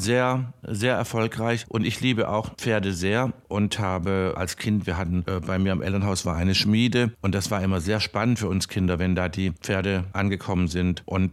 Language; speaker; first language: German; native; German